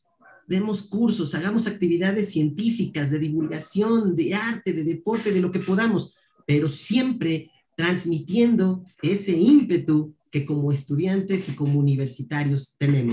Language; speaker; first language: Spanish; native; Spanish